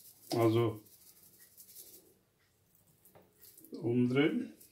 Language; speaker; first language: German; non-native, learner; Urdu